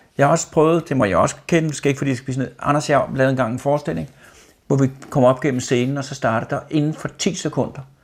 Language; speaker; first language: Danish; native; Danish